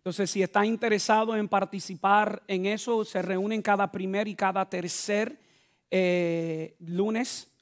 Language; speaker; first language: Spanish; non-native, fluent; English